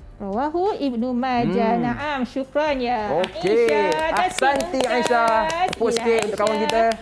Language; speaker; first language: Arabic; non-native, fluent; Malay